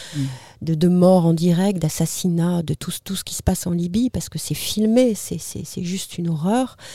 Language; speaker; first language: French; native; French